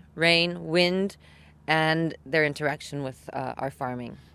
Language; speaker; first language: English; non-native, fluent; Italian